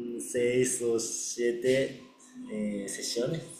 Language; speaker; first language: Spanish; non-native, learner; Japanese